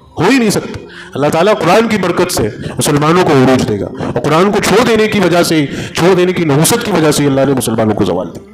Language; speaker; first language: Urdu; native; Urdu